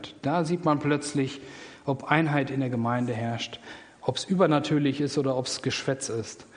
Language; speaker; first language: German; native; German